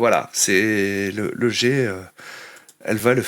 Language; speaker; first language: French; native; French